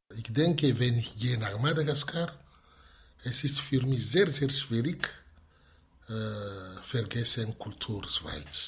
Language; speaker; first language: German; non-native, learner; Malagasy